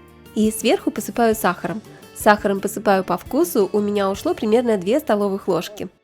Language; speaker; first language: Russian; native; Russian